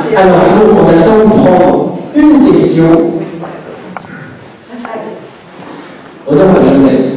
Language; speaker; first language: French; native; French